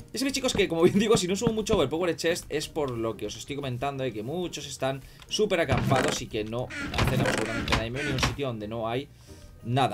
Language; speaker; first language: Spanish; native; Spanish